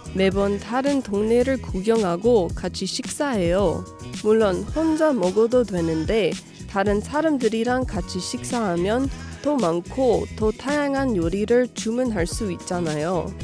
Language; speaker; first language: Korean; non-native, fluent; English